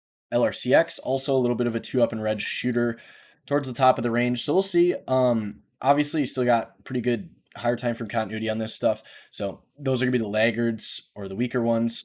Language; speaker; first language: English; native; English